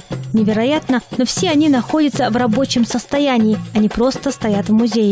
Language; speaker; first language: Russian; native; Russian